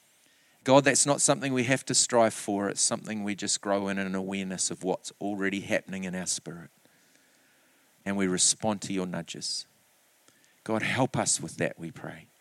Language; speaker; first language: English; native; English